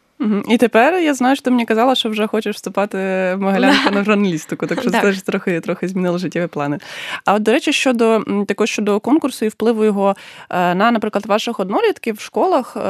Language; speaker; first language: Ukrainian; native; Ukrainian